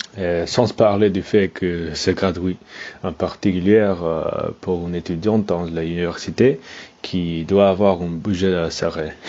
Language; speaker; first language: French; non-native, learner; English